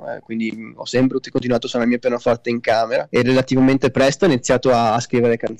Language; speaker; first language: Italian; native; Italian